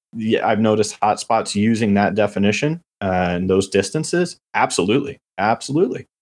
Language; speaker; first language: English; native; English